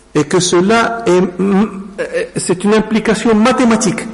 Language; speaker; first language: French; non-native, local second language; Arabic